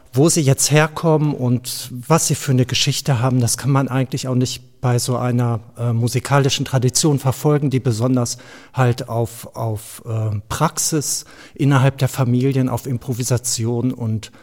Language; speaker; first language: German; non-native, fluent; Slovenian